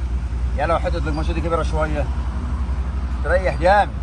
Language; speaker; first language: Arabic; native; Arabic